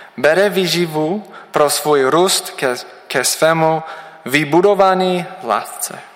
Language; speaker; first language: Czech; non-native, learner; English